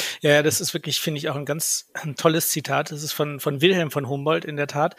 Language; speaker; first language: German; native; German